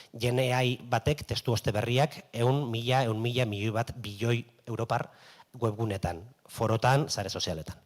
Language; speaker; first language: Basque; native; Basque